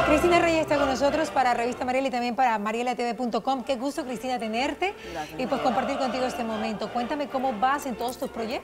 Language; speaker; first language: Spanish; native; Spanish